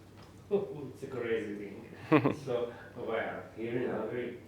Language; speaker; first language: English; non-native, learner; Hungarian